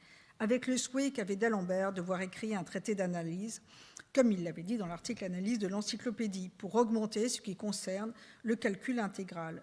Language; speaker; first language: French; native; French